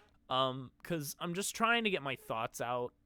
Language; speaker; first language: English; native; English